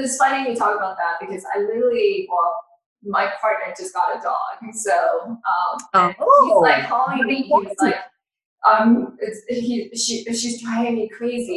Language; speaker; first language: English; non-native, fluent; Chinese